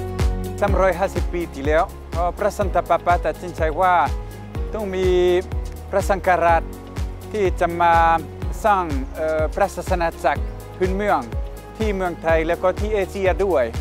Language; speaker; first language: Thai; non-native, fluent; French